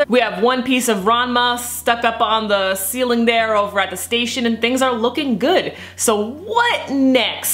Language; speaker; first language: English; native; English